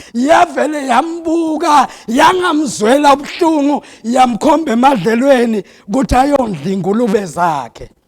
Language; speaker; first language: Zulu; non-native, local second language; South Ndebele